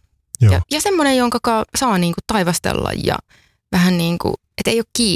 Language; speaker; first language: Finnish; native; Finnish